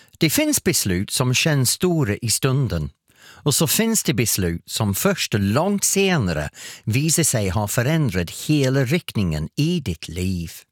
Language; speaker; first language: Swedish; non-native, fluent; English